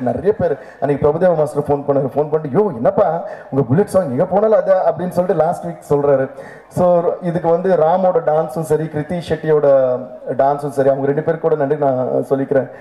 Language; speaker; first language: Tamil; non-native, local second language; Telugu